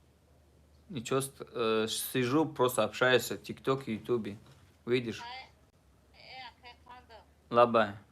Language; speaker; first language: Russian; non-native, fluent; Tajik